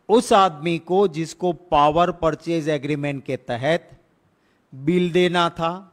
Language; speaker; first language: Hindi; non-native, local second language; Gujarati